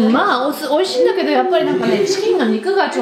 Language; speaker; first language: Japanese; native; Japanese